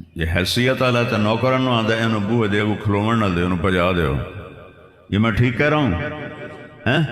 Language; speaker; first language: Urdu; non-native, local second language; Punjabi